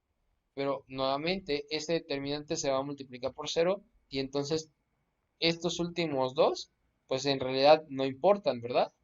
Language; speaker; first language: Spanish; native; Spanish